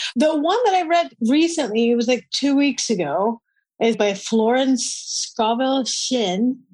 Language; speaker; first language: English; non-native, fluent; Spanish